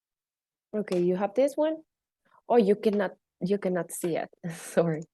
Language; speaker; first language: English; non-native, fluent; Spanish